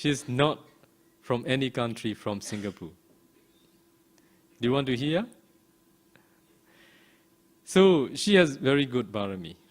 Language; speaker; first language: English; non-native, fluent; Burmese